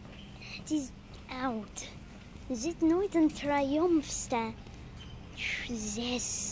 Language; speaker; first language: Dutch; non-native, learner; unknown